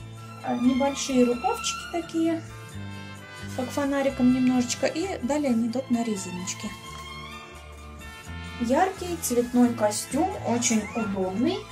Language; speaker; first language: Russian; native; Russian